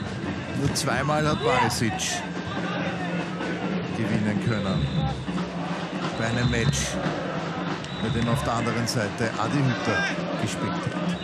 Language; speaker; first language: German; native; German